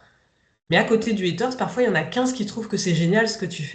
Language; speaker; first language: French; native; French